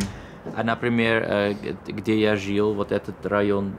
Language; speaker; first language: Russian; non-native, learner; Dutch